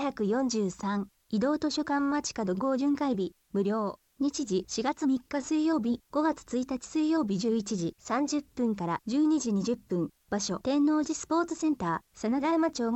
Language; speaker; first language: Japanese; native; Japanese